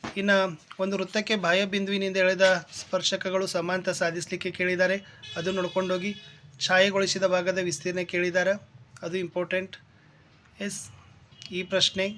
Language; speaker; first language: Kannada; native; Kannada